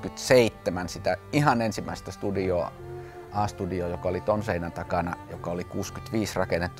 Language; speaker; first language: Finnish; native; Finnish